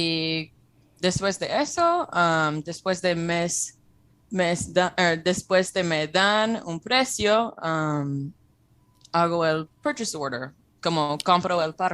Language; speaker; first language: Spanish; non-native, fluent; English